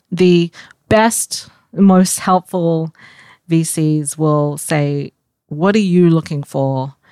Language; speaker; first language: English; native; English